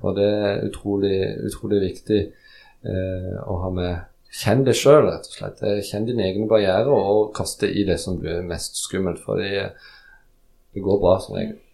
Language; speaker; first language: Norwegian; early bilingual, other home language; Polish